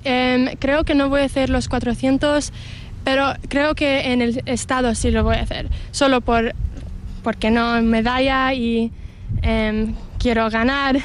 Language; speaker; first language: Spanish; early bilingual, heritage; English